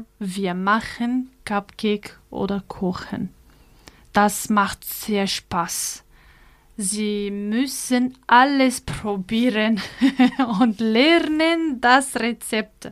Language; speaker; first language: German; non-native, learner; Arabic